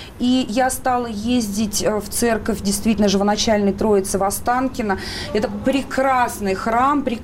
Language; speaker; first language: Russian; native; Russian